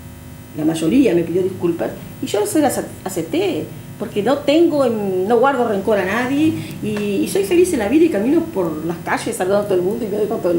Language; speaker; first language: Spanish; native; Spanish